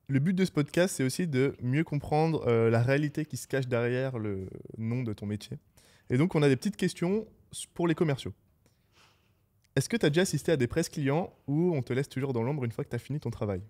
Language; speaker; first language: French; native; French